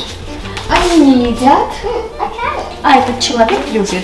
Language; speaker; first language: Russian; non-native, local second language; Armenian